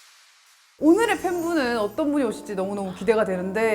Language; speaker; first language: Korean; native; Korean